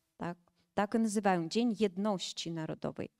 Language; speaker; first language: Polish; early bilingual, heritage; Polish